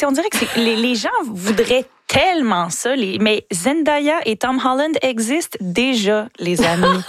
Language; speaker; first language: French; native; French